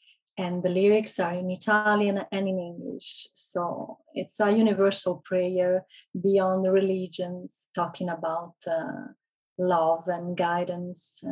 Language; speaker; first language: English; non-native, fluent; Italian